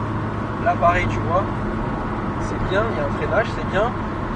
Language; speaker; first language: French; native; French